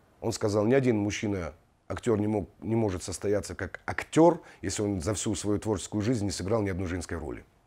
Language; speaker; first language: Russian; non-native, local second language; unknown